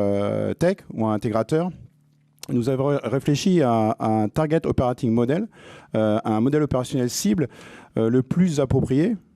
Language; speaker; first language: French; native; French